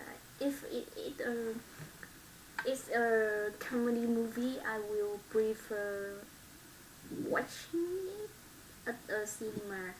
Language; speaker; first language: English; non-native, learner; Vietnamese